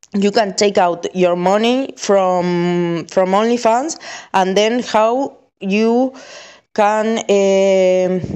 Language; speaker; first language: English; non-native, fluent; Spanish